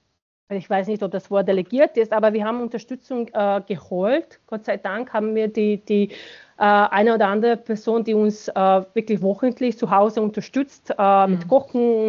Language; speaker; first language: German; non-native, fluent; Bosnian